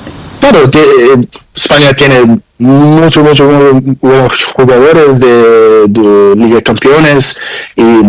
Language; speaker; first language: Spanish; non-native, learner; Portuguese